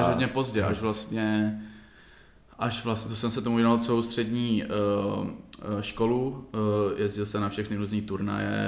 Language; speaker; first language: Czech; native; Czech